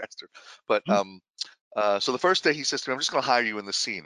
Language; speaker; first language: English; native; English